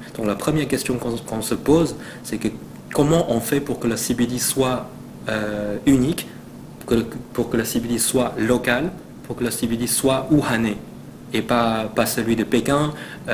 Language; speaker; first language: French; non-native, fluent; Chinese